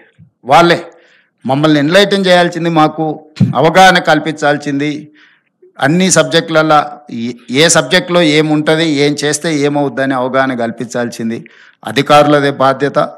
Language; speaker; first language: Telugu; native; Telugu